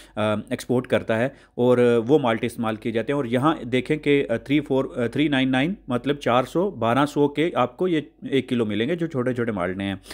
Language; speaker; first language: Urdu; native; Urdu